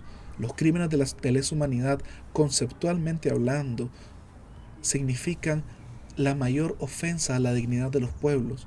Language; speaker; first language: Spanish; native; Spanish